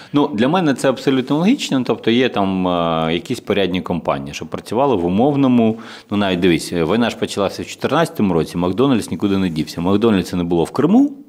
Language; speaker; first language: Ukrainian; non-native, local second language; Russian